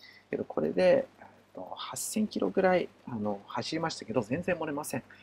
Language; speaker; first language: Japanese; non-native, fluent; English